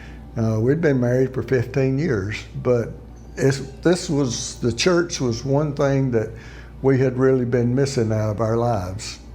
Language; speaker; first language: English; native; English